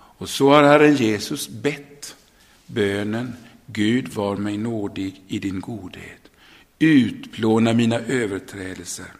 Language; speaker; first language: Swedish; native; Swedish